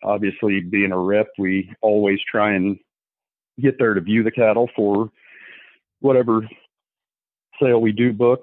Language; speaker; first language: English; native; English